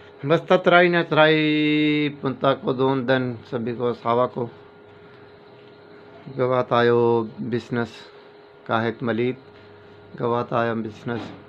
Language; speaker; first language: Filipino; non-native, learner; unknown